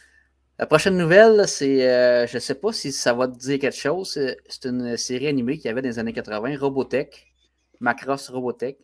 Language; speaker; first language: French; native; French